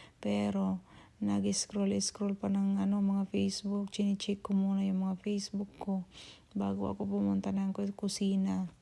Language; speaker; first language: Filipino; non-native, local second language; Cebuano